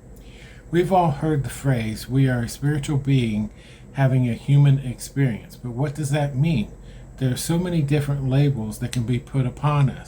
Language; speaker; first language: English; native; English